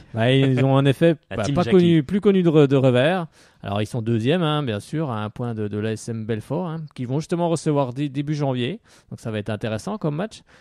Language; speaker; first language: French; native; French